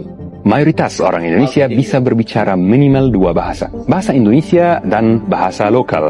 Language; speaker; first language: Indonesian; non-native, fluent; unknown